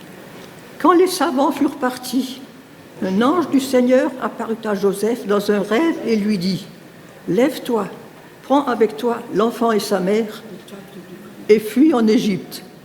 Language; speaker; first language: French; native; French